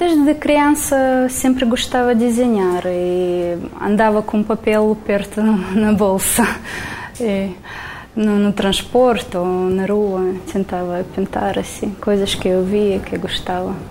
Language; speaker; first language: Portuguese; non-native, learner; Romanian